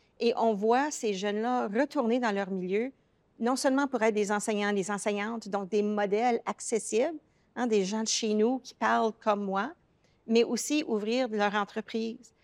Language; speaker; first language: French; native; French